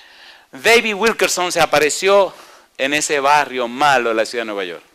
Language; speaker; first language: Spanish; native; Spanish